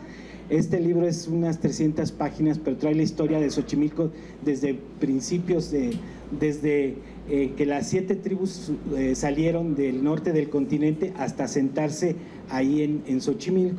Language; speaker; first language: Spanish; native; Spanish